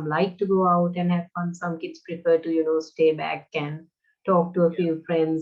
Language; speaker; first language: English; non-native, local second language; Sinhala